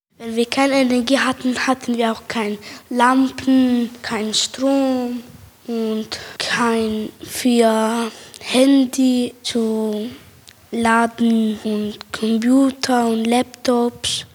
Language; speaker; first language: German; early bilingual, other home language; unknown